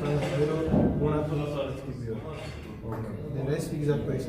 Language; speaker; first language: German; early bilingual, other home language; Turkish